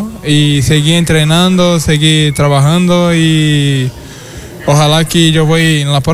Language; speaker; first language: Spanish; non-native, learner; Portuguese